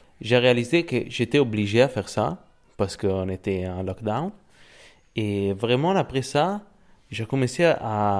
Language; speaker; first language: French; non-native, learner; Italian